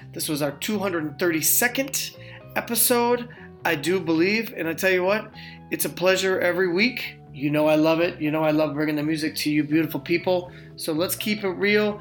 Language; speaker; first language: English; native; English